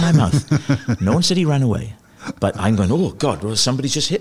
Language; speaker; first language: English; native; English